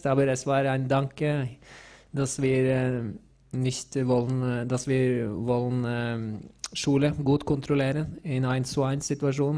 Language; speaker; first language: German; non-native, learner; Norwegian